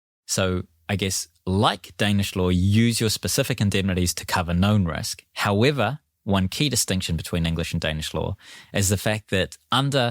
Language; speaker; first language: English; native; English